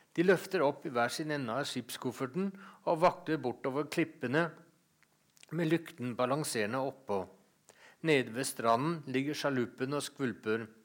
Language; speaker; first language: Norwegian; native; Norwegian